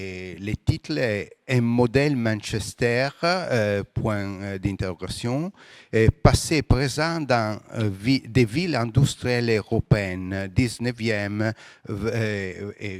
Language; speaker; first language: French; non-native, fluent; Italian